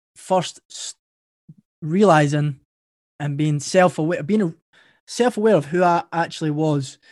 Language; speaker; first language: English; native; English